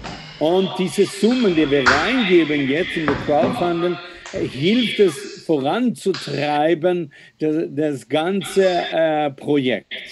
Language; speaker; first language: German; non-native, fluent; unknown